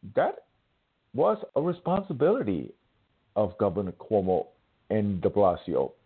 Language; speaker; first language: English; native; English